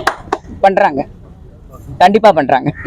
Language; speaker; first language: Tamil; native; Tamil